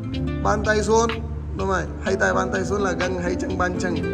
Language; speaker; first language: Vietnamese; non-native, learner; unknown